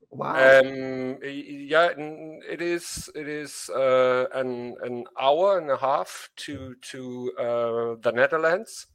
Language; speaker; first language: English; non-native, learner; German